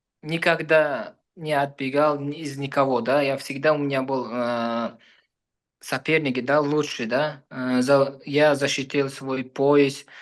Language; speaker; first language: Russian; non-native, learner; Uzbek